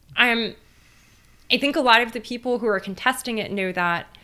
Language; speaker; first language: English; native; English